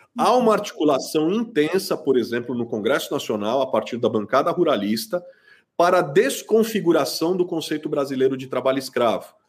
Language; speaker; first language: Portuguese; native; Portuguese